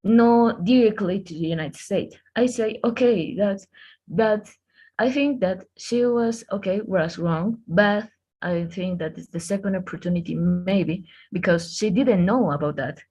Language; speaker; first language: English; non-native, learner; Spanish